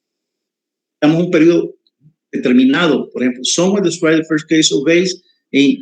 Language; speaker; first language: Spanish; native; Spanish